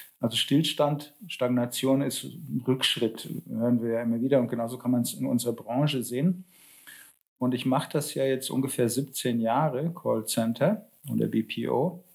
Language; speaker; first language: German; early bilingual, other home language; Polish